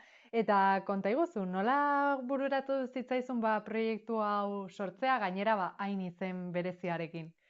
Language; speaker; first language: Basque; native; Basque